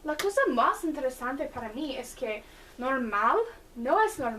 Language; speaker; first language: Spanish; non-native, learner; English